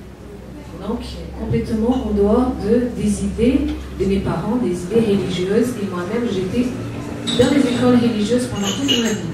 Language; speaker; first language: French; non-native, fluent; Portuguese